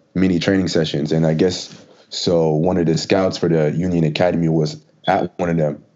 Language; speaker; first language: English; native; English